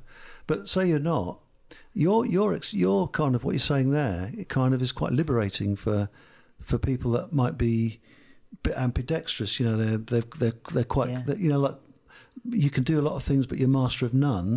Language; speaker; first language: English; native; English